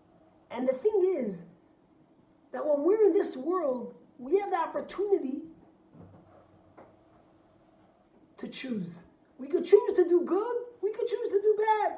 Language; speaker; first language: English; native; English